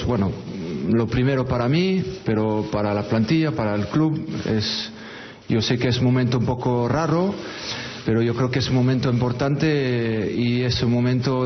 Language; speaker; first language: Spanish; non-native, fluent; French